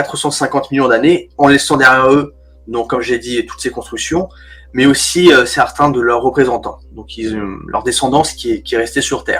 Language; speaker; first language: French; native; French